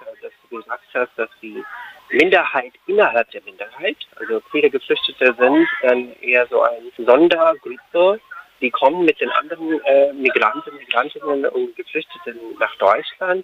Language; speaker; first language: German; non-native, fluent; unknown